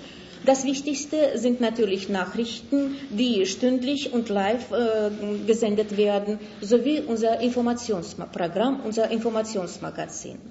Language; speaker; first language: German; non-native, fluent; Russian